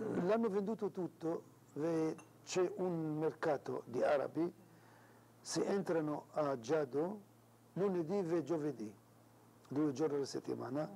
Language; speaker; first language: Italian; non-native, local second language; Arabic